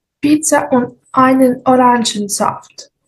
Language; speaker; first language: German; non-native, fluent; Ukrainian